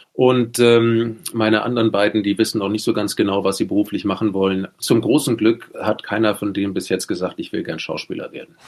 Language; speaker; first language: German; native; German